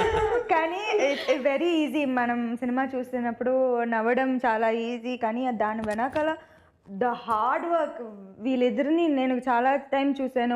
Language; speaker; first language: Telugu; non-native, fluent; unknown